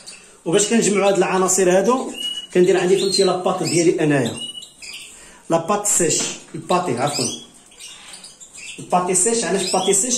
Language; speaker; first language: Arabic; native; Arabic